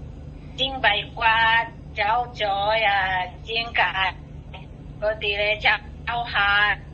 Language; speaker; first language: Cantonese; non-native, fluent; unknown